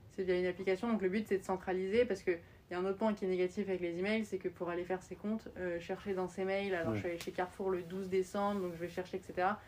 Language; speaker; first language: French; native; French